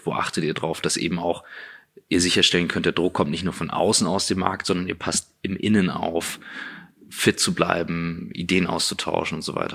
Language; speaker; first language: German; native; German